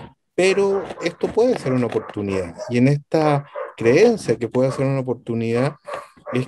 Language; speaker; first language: Spanish; native; Spanish